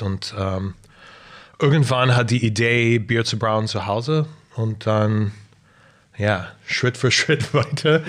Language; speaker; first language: German; non-native, fluent; English